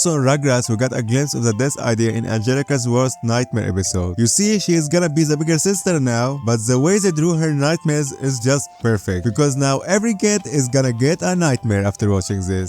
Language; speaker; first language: English; non-native, fluent; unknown